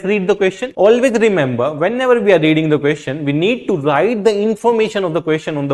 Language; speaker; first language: English; non-native, local second language; Hindi